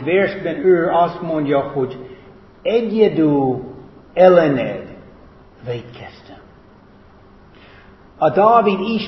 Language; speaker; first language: Hungarian; non-native, fluent; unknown